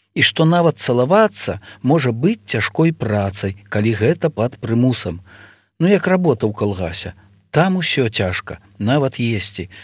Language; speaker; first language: Belarusian; native; Belarusian